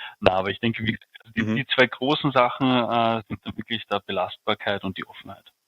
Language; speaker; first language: German; native; German